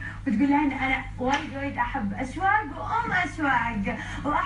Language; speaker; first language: Arabic; native; Arabic